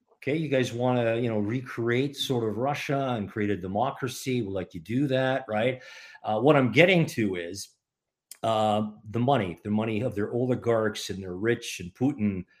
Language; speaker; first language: English; non-native, fluent; Ukrainian